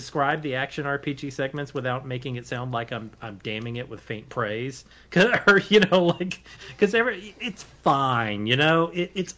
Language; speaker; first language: English; native; English